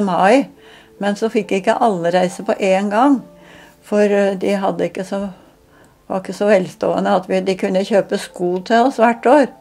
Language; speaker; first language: Norwegian; native; Norwegian